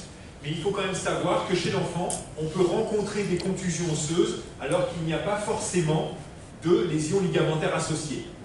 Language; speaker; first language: French; native; French